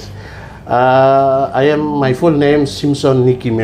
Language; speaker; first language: English; non-native, learner; Indonesian